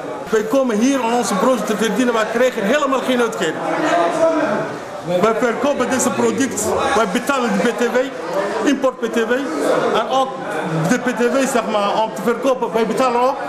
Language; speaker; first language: Dutch; non-native, fluent; Somali